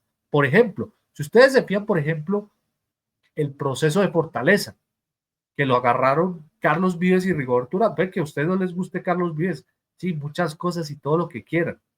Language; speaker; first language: Spanish; native; Spanish